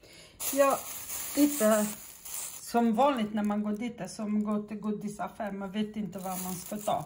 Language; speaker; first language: Swedish; non-native, fluent; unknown